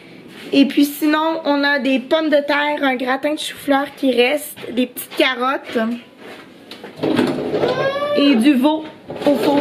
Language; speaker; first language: French; native; French